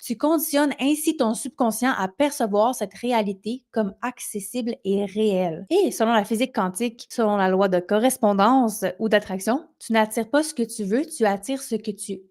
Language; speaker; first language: French; native; French